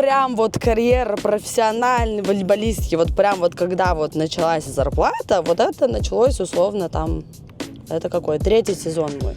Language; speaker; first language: Russian; native; Russian